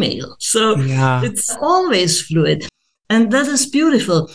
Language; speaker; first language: English; non-native, fluent; German